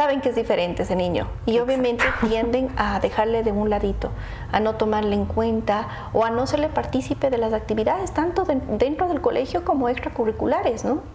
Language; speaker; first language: Spanish; native; Spanish